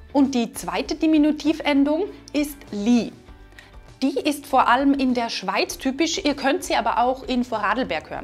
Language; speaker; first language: German; native; German